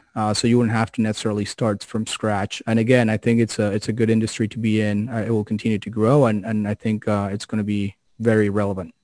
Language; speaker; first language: English; non-native, fluent; Spanish